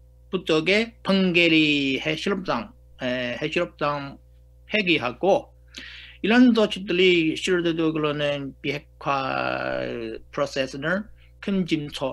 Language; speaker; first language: Korean; non-native, fluent; Chinese